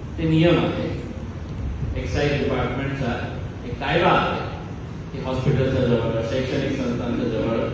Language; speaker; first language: Marathi; non-native, local second language; Urdu